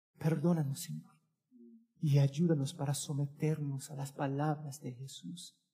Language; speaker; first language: Spanish; early bilingual, heritage; Spanish